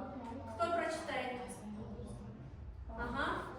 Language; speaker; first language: Russian; non-native, local second language; Kyrgyz